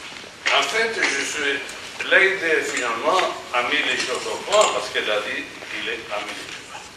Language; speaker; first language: French; non-native, fluent; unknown